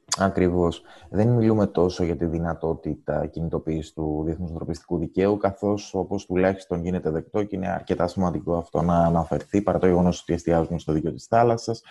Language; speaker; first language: Greek; native; Greek